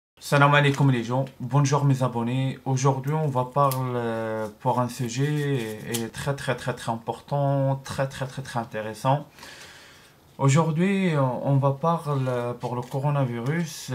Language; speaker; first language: French; non-native, learner; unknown